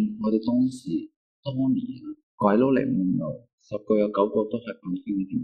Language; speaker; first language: Cantonese; native; Cantonese